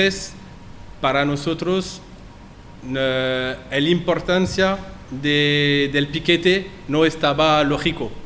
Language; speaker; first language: Spanish; non-native, learner; French